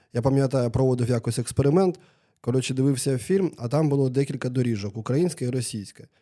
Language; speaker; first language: Ukrainian; non-native, local second language; Russian